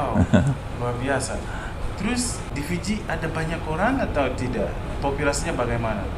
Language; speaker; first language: Indonesian; non-native, fluent; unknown